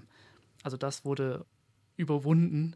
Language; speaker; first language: German; native; German